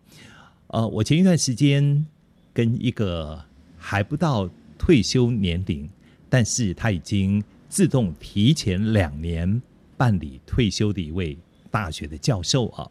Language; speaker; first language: Chinese; native; Chinese